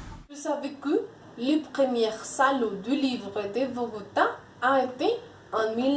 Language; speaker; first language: French; non-native, learner; Spanish